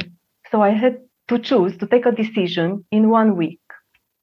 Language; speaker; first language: English; non-native, fluent; Romanian